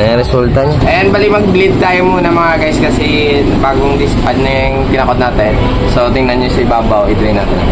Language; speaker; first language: Filipino; non-native, local second language; Hiligaynon